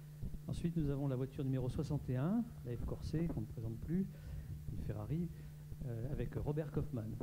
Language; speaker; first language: French; native; French